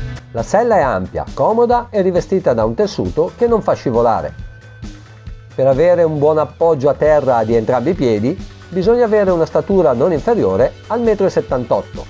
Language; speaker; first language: Italian; native; Italian